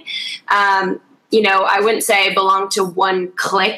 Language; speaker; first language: English; native; English